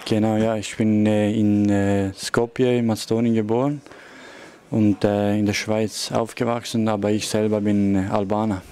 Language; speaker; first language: German; early bilingual, other home language; Albanian